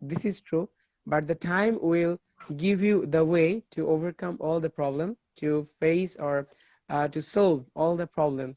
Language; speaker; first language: English; non-native, fluent; Bangla